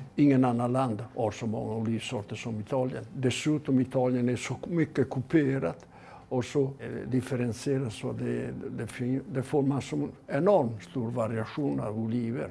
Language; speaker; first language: Swedish; non-native, fluent; Italian